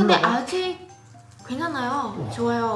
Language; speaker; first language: Korean; non-native, learner; Vietnamese